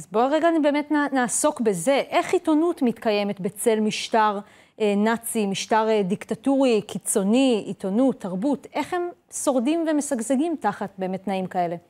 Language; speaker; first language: Hebrew; native; Hebrew